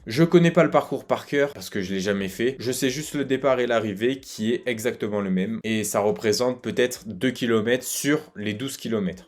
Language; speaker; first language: French; native; French